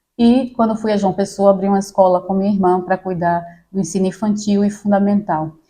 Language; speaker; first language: Portuguese; native; Portuguese